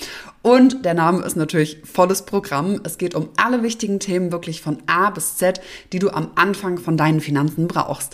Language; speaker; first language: German; native; German